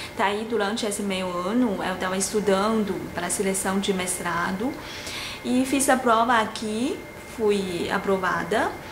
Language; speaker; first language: Portuguese; non-native, fluent; Chinese